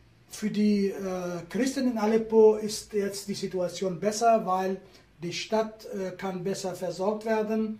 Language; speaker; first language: German; non-native, fluent; Kurdish